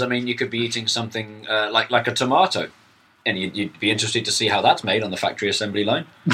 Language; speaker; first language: English; native; English